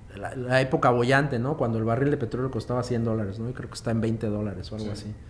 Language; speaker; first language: Spanish; native; Spanish